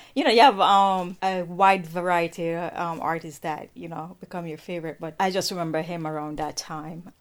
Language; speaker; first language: English; non-native, local second language; Jamaican Creole English